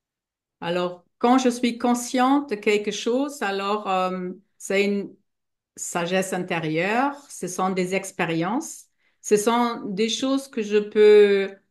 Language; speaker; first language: French; non-native, fluent; German